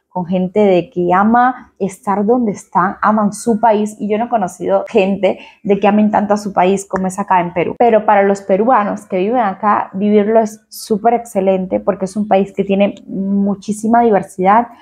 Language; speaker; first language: Spanish; native; Spanish